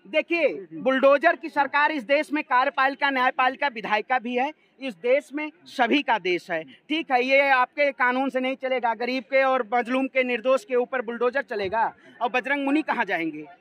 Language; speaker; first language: Hindi; native; Hindi